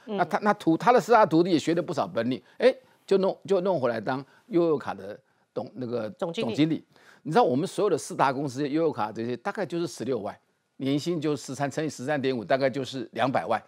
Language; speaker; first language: Chinese; native; Chinese